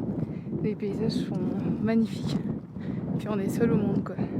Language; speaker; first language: French; native; French